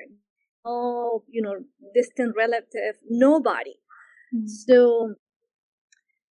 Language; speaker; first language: English; non-native, fluent; Spanish